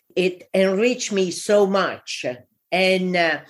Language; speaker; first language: English; non-native, fluent; Italian